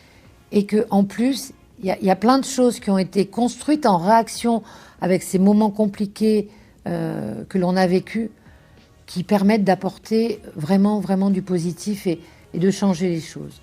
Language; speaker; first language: French; native; French